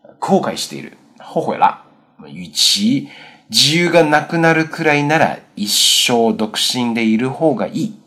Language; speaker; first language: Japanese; non-native, fluent; Chinese